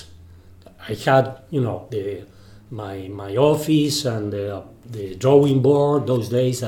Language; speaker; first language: English; non-native, fluent; Spanish